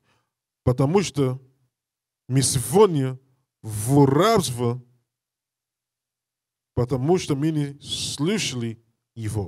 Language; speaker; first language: Russian; non-native, learner; English